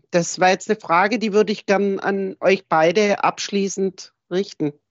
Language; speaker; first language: German; non-native, fluent; English